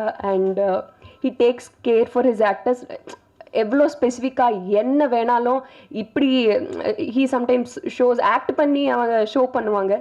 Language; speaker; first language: Tamil; non-native, learner; Telugu